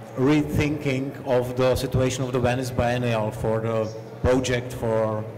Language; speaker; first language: English; non-native, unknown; Czech